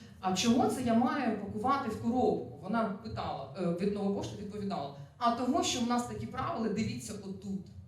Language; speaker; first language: Ukrainian; non-native, local second language; Russian